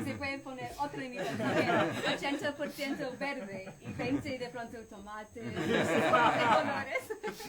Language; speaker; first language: Spanish; non-native, fluent; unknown